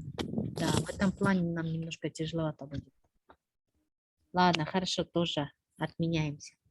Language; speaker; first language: Russian; non-native, local second language; Kyrgyz